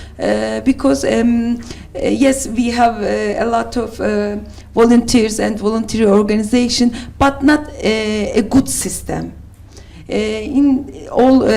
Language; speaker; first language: English; non-native, learner; Turkish